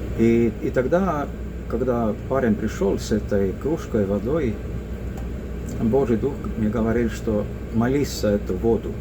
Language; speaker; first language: Russian; non-native, local second language; Estonian